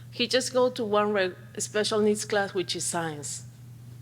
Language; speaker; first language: English; non-native, fluent; Spanish